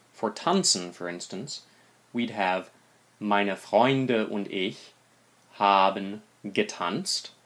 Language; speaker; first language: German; non-native, fluent; English